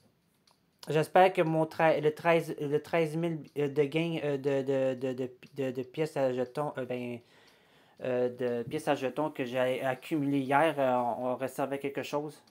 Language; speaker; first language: French; native; French